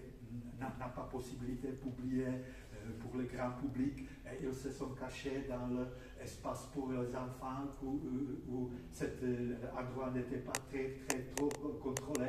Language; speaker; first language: French; non-native, fluent; Czech